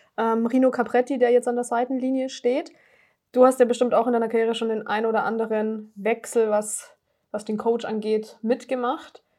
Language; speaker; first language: German; native; German